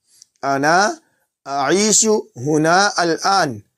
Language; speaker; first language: Arabic; non-native, fluent; Urdu